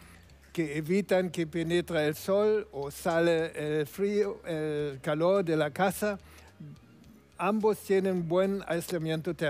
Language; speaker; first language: Spanish; non-native, fluent; German